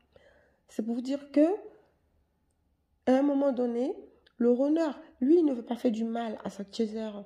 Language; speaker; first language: French; native; French